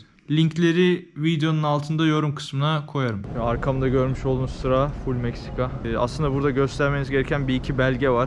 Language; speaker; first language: Turkish; native; Turkish